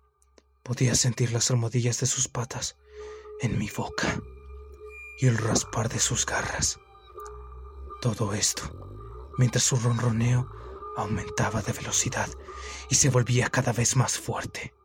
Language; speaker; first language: Spanish; native; Spanish